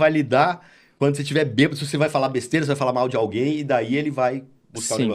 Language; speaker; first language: Portuguese; native; Portuguese